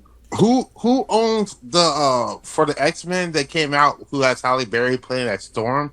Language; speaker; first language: English; native; English